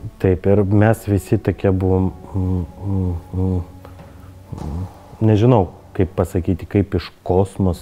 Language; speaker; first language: Lithuanian; non-native, learner; Ukrainian